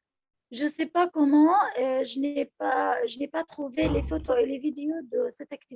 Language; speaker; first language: French; non-native, fluent; Arabic